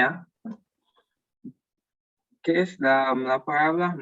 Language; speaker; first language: Spanish; non-native, learner; English